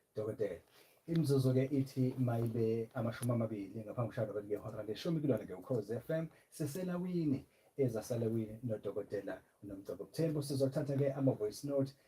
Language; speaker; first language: Zulu; native; Zulu